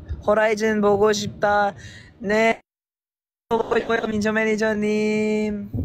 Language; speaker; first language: Korean; non-native, learner; Filipino